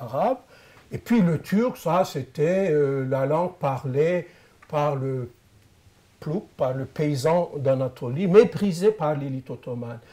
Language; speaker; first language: French; non-native, fluent; Turkish